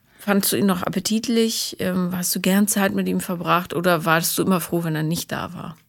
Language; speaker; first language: German; native; German